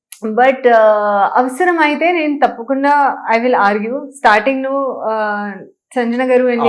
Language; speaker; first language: Telugu; non-native, local second language; Hindi